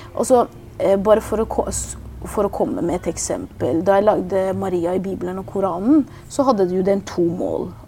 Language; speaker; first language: Norwegian; early bilingual, other home language; Persian